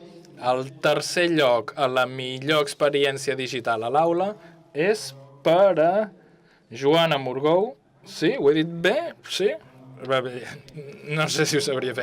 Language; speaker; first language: Catalan; non-native, fluent; English